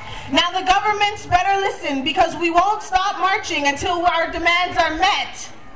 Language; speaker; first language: English; native; English